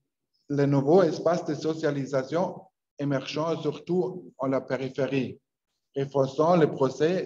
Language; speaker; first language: French; non-native, learner; Spanish